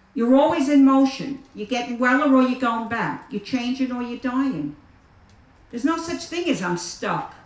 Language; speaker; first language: English; native; English